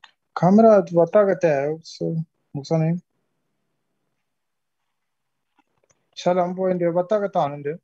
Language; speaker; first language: Korean; non-native, fluent; Urdu